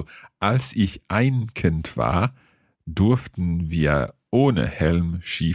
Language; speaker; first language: German; non-native, fluent; English